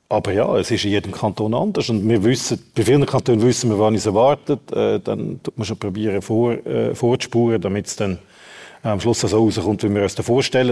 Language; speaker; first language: German; native; German